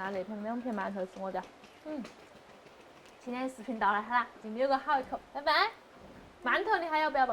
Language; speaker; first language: Chinese; native; Chinese